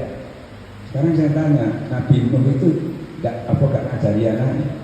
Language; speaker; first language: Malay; non-native, local second language; Javanese